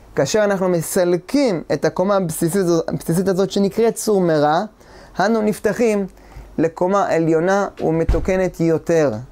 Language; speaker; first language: Hebrew; native; Hebrew